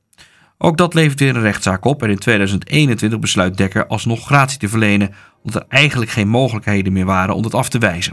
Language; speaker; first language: Dutch; native; Dutch